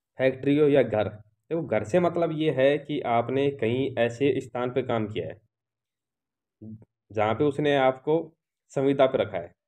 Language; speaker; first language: Hindi; native; Hindi